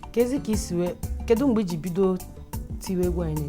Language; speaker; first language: Igbo; native; Igbo